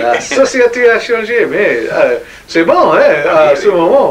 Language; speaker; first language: French; non-native, learner; English